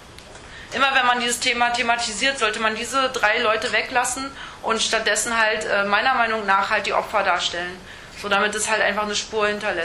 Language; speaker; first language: German; native; German